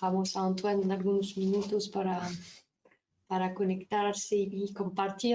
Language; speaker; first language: Spanish; non-native, fluent; French